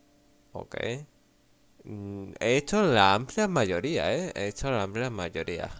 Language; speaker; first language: Spanish; native; Spanish